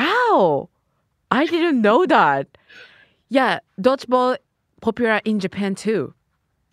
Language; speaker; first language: English; non-native, learner; Japanese